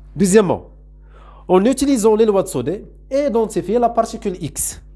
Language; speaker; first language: French; non-native, local second language; Arabic